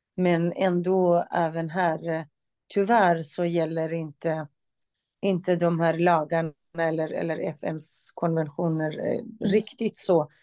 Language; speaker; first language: Swedish; non-native, fluent; Central Kurdish